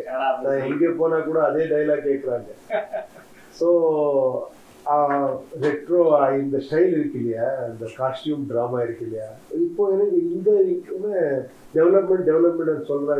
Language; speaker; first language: Tamil; non-native, learner; Kannada